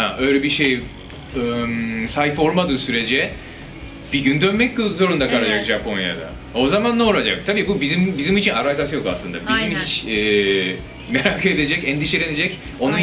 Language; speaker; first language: Turkish; non-native, fluent; Japanese